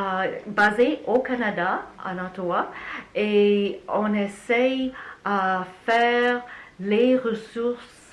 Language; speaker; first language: French; non-native, learner; English